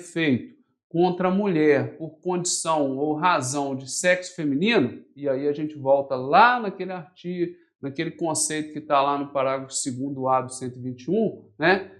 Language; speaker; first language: Portuguese; native; Portuguese